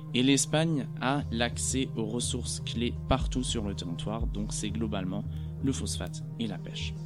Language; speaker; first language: French; non-native, fluent; German